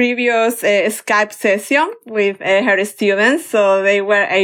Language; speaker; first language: English; non-native, fluent; Spanish